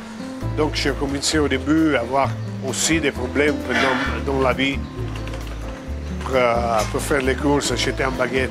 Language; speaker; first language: French; non-native, fluent; Italian